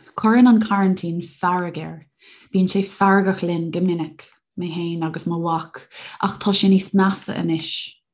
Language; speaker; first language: Irish; native; Irish